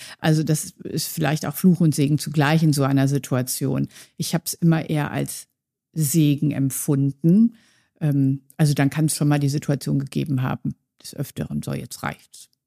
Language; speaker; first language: German; native; German